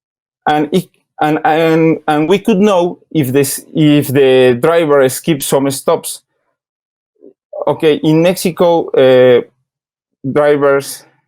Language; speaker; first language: English; non-native, learner; Spanish